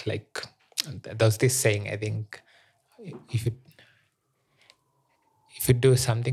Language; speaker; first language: English; non-native, local second language; Meru